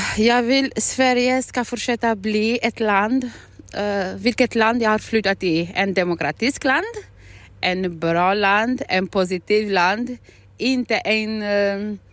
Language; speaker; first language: Swedish; non-native, fluent; Albanian